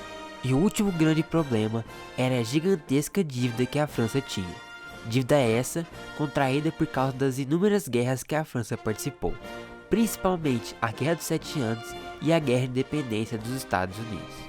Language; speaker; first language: Portuguese; native; Portuguese